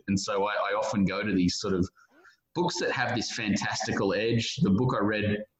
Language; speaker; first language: English; native; English